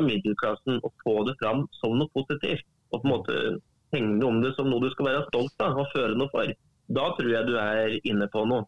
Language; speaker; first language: Norwegian; native; Norwegian